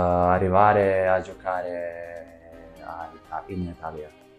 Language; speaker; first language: Italian; non-native, fluent; Serbian